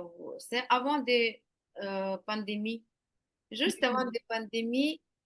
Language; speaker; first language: French; non-native, learner; Ukrainian